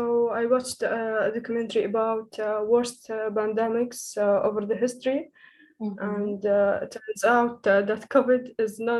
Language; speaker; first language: English; non-native, fluent; Arabic